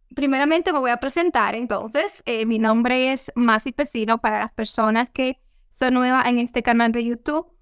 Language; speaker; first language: Spanish; native; Spanish